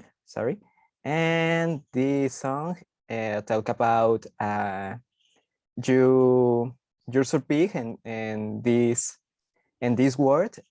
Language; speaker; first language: English; non-native, learner; Spanish